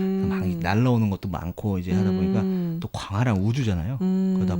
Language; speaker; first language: Korean; native; Korean